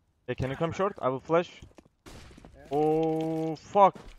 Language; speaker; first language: English; non-native, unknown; Turkish